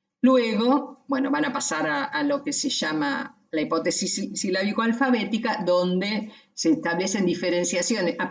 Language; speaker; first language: Spanish; native; Spanish